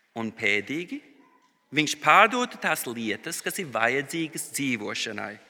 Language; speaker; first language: Latvian; early bilingual, heritage; Latvian